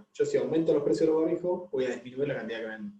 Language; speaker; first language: Spanish; native; Spanish